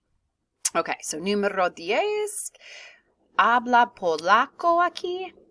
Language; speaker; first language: Spanish; non-native, fluent; English